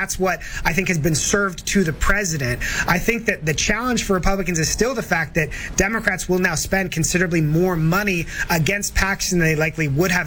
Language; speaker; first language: English; native; English